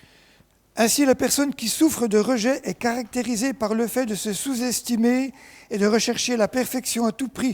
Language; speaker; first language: French; native; French